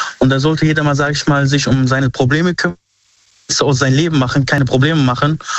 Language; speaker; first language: German; early bilingual, other home language; Arabic